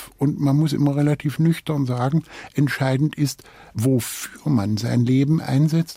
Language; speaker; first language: German; native; German